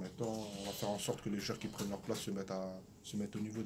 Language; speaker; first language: French; native; French